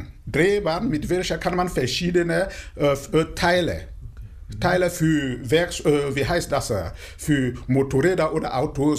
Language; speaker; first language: German; non-native, fluent; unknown